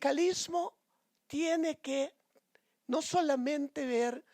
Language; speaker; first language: Spanish; non-native, fluent; Papiamento